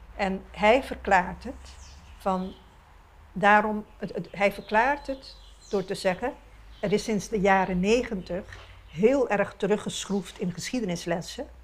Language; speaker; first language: Dutch; non-native, local second language; Papiamento